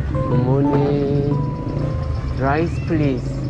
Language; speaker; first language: English; non-native, learner; Korean